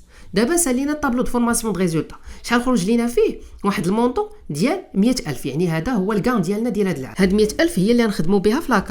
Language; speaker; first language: Arabic; native; Arabic